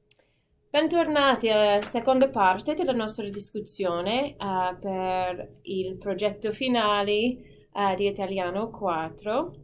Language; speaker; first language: Italian; non-native, fluent; English